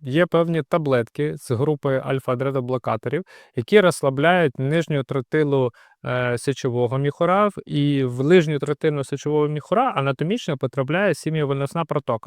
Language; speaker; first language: Ukrainian; native; Ukrainian